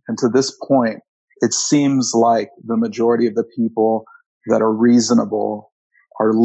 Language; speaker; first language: English; native; English